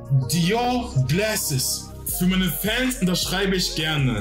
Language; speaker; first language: German; native; German